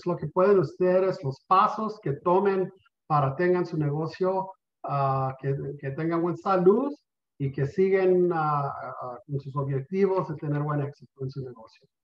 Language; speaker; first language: Spanish; early bilingual, heritage; Spanish